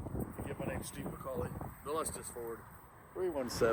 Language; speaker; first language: English; native; English